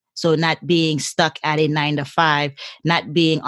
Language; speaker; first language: English; non-native, fluent; Haitian Creole